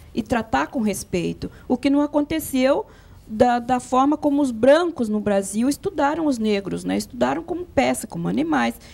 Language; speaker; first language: Portuguese; native; Portuguese